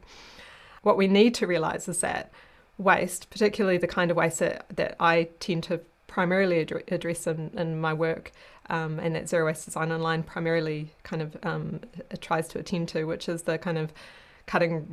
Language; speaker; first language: English; native; English